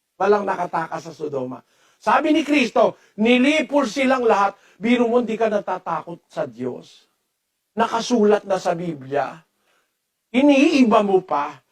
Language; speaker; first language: Filipino; native; Filipino